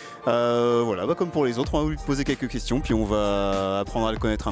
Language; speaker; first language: French; native; French